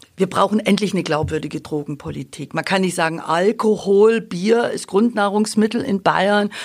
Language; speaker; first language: German; native; German